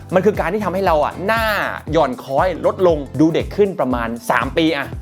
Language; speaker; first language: Thai; native; Thai